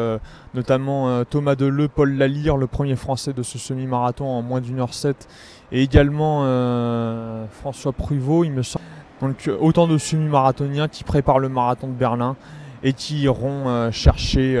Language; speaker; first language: French; native; French